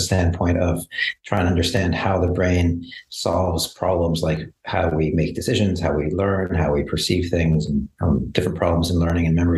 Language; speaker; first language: English; native; English